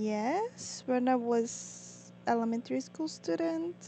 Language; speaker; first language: English; non-native, learner; Korean